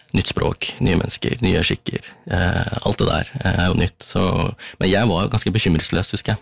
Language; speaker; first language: Norwegian; early bilingual, other home language; Tamil